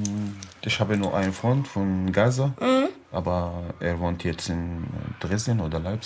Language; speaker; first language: German; non-native, learner; Arabic